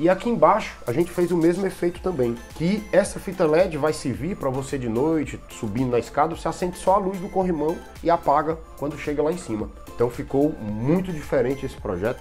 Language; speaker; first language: Portuguese; native; Portuguese